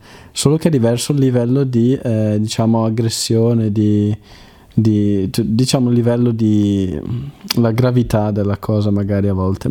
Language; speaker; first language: Italian; native; Italian